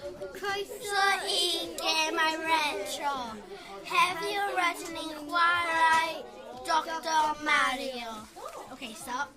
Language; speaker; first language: Welsh; non-native, local second language; English